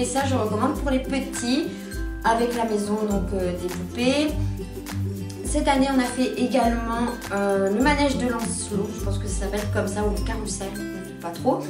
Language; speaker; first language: French; native; French